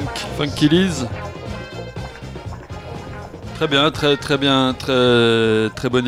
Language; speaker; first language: French; native; French